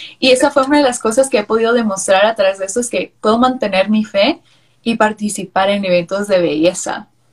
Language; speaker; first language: Spanish; early bilingual, heritage; Spanish